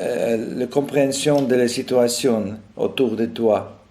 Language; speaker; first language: French; non-native, fluent; Russian